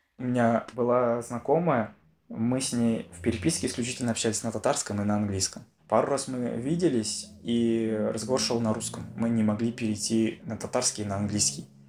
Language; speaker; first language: Russian; native; Russian